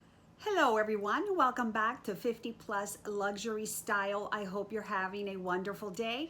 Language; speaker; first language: English; native; English